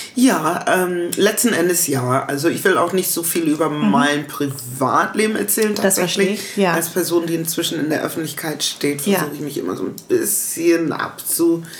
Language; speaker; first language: German; early bilingual, other home language; English